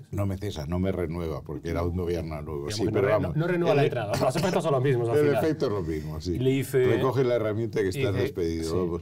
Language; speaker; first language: Spanish; native; Spanish